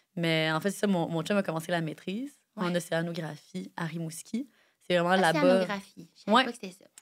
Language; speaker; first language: French; native; French